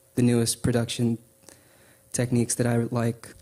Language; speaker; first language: English; native; English